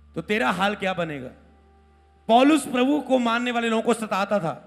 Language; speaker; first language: Hindi; non-native, local second language; Punjabi